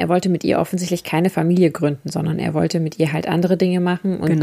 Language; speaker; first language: German; native; German